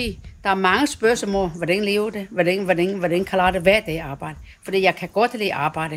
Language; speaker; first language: Danish; non-native, learner; Chinese